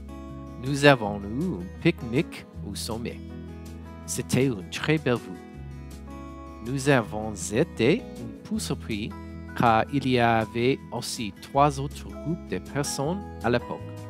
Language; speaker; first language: French; non-native, learner; English